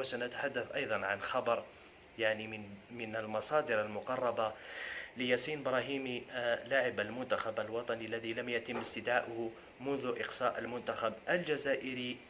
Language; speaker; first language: Arabic; native; Arabic